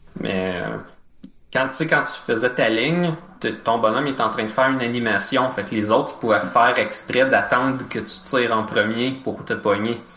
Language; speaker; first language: French; native; French